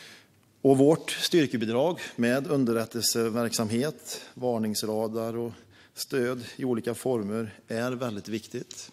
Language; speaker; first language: Swedish; native; Swedish